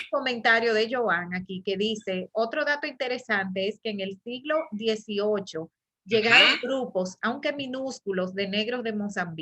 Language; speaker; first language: Spanish; native; Spanish